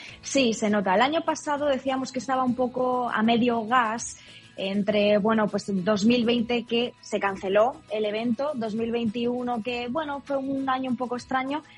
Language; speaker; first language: Spanish; native; Spanish